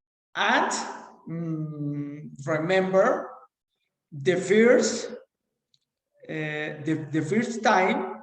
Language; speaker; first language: English; non-native, learner; Spanish